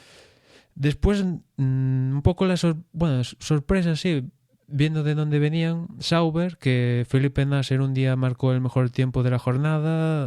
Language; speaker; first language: Spanish; native; Spanish